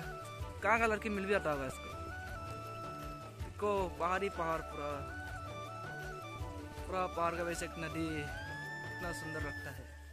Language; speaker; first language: Hindi; non-native, local second language; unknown